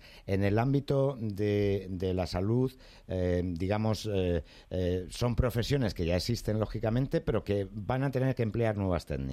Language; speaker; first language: Spanish; native; Spanish